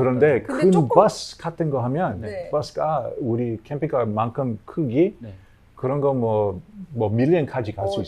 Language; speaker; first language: Korean; non-native, learner; English